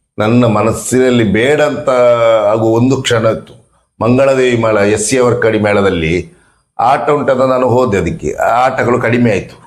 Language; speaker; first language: Kannada; non-native, local second language; Tulu